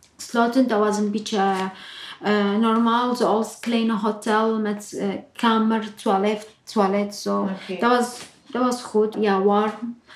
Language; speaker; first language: Dutch; non-native, learner; Arabic